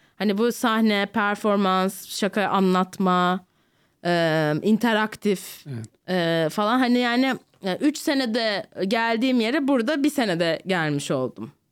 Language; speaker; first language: Turkish; early bilingual, heritage; Turkish